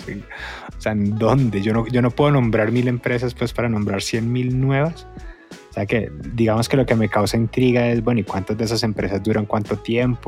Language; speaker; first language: Spanish; native; Spanish